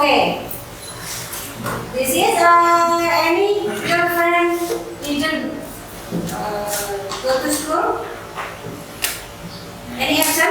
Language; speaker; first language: English; non-native, local second language; Indonesian